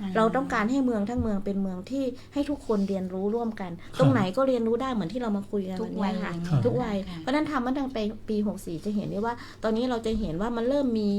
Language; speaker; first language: Thai; native; Thai